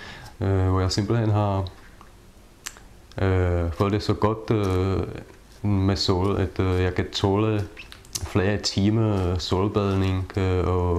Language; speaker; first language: Danish; non-native, fluent; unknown